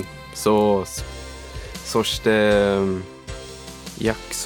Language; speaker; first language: Japanese; non-native, learner; Swedish